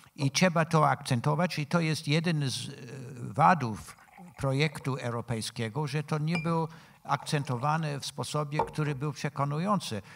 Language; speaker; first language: Polish; non-native, fluent; English